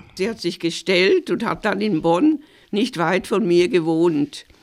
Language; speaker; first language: German; native; German